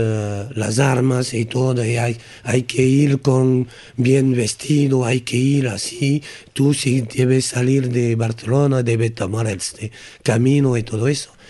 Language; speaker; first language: Spanish; non-native, learner; French